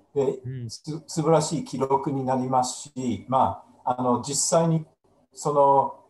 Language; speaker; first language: Japanese; non-native, fluent; English